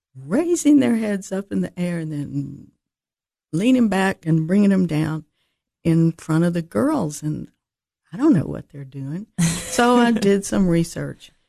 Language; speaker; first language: English; native; English